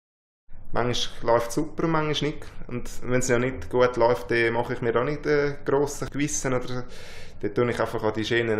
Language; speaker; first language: German; native; German